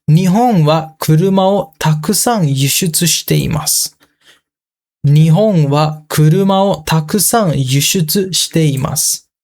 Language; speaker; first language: Japanese; non-native, fluent; Sinhala